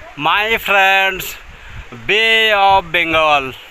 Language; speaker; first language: English; non-native, local second language; Bangla